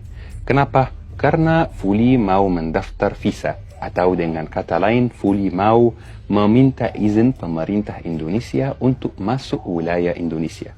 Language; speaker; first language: Indonesian; non-native, fluent; Arabic